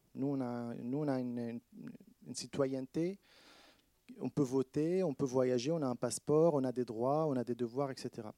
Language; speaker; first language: French; non-native, fluent; Arabic